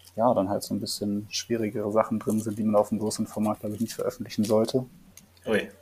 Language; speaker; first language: German; native; German